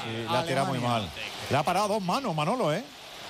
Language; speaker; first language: Spanish; native; Spanish